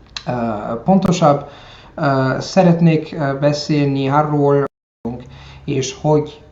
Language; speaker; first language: Hungarian; non-native, learner; Italian